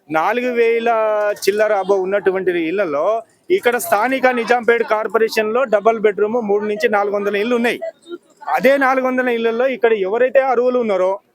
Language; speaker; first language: Telugu; non-native, local second language; Lambadi